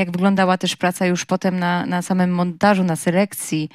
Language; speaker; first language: Polish; native; Polish